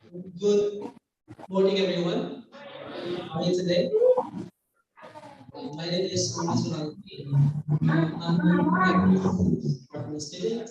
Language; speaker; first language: English; non-native, fluent; Indonesian